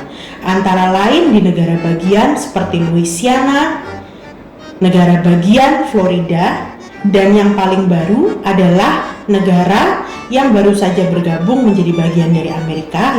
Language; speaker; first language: Indonesian; native; Indonesian